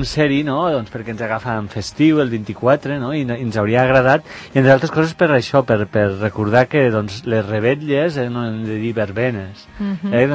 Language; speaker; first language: Catalan; native; Catalan